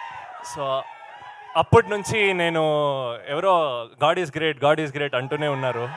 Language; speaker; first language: Telugu; non-native, learner; Kannada